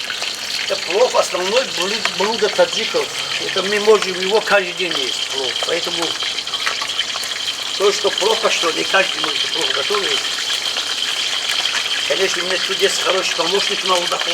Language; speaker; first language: Russian; non-native, local second language; Tajik